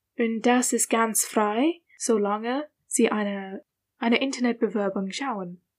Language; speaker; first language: German; non-native, learner; English